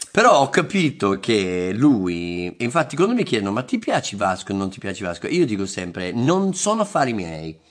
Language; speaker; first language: Italian; non-native, fluent; English